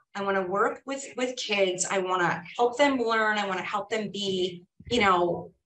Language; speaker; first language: English; native; English